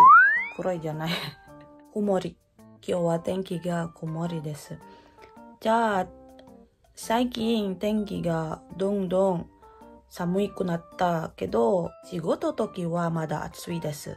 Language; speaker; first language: Japanese; non-native, learner; Indonesian